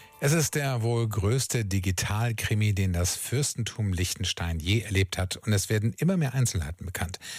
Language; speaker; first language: German; native; German